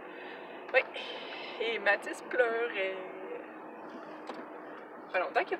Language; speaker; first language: French; native; French